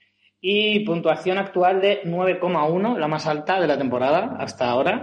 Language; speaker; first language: Spanish; native; Spanish